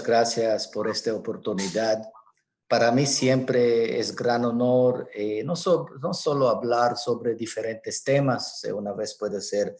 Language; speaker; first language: Spanish; non-native, fluent; Hebrew